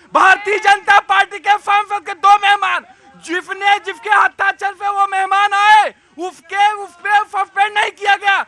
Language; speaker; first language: Hindi; native; Hindi